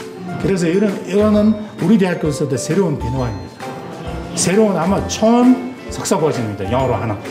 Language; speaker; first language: Korean; non-native, fluent; Mongolian